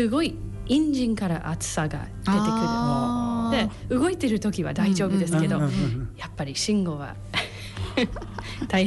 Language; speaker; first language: Japanese; non-native, learner; English